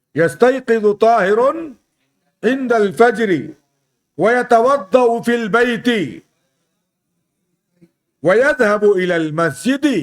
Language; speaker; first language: Arabic; non-native, fluent; Urdu